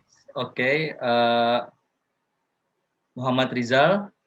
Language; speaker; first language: English; non-native, learner; Indonesian